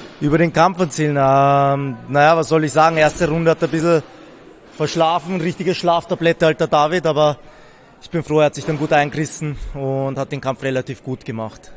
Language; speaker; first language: German; native; German